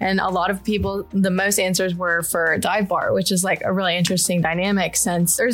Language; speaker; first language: English; native; English